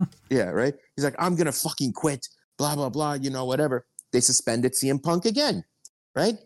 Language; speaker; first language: English; early bilingual, other home language; Spanish